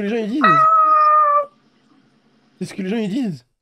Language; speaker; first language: French; native; French